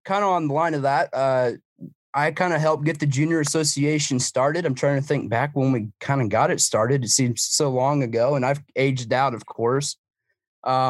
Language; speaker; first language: English; native; English